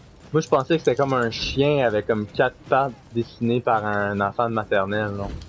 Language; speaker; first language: French; native; French